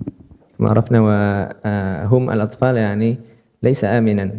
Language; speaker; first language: Arabic; non-native, learner; Indonesian